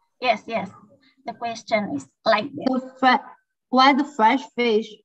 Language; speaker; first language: English; non-native, learner; Indonesian